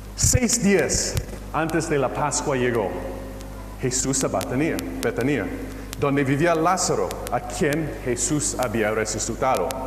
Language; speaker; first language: Spanish; non-native, fluent; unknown